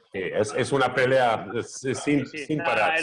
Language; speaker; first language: Spanish; non-native, fluent; Croatian